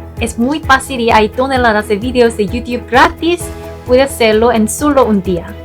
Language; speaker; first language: Spanish; non-native, fluent; Korean